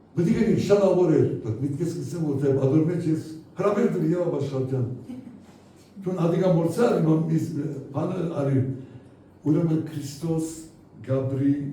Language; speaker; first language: Armenian; native; Armenian